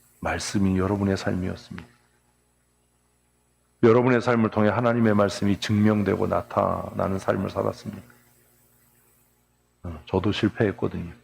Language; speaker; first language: Korean; native; Korean